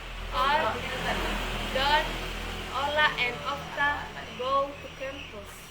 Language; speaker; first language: English; non-native, learner; Indonesian